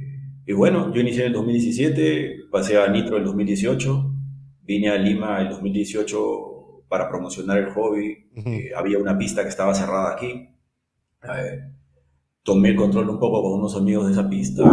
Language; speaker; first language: Spanish; native; Spanish